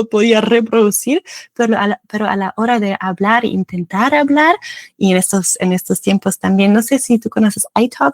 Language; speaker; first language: Spanish; non-native, fluent; German